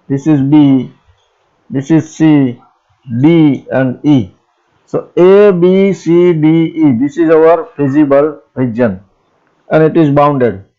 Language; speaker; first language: English; non-native, local second language; Gujarati